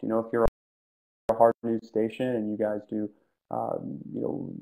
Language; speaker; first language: English; native; English